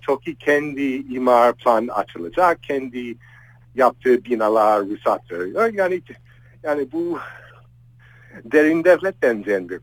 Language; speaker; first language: Turkish; non-native, fluent; English